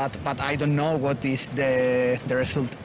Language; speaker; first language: English; non-native, learner; Spanish